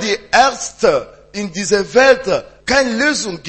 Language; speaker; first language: German; non-native, learner; French